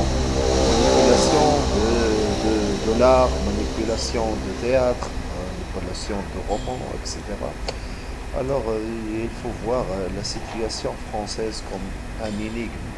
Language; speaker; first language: French; non-native, local second language; Arabic